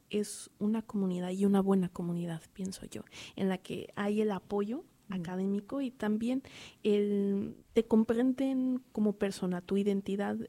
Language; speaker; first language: Spanish; early bilingual, heritage; Spanish